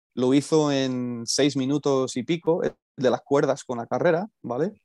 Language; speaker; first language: Spanish; early bilingual, heritage; Spanish